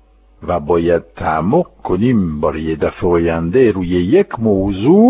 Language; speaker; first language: Persian; non-native, fluent; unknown